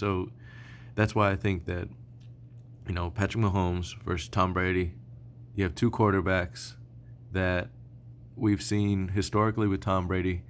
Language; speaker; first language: English; native; English